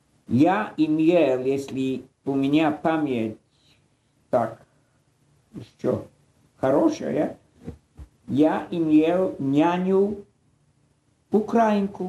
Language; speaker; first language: Russian; non-native, fluent; Polish